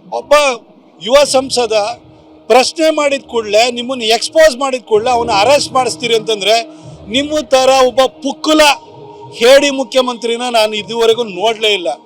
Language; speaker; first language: Kannada; native; Kannada